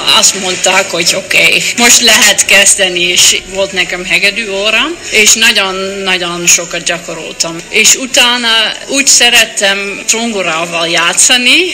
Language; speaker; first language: Hungarian; non-native, learner; Dutch